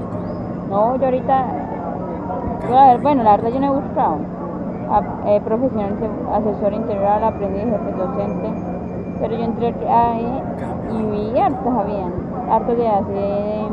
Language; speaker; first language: Spanish; native; Spanish